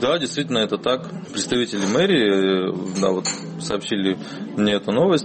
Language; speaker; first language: Russian; native; Russian